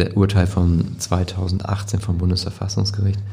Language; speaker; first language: German; native; German